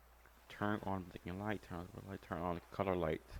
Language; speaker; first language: English; native; English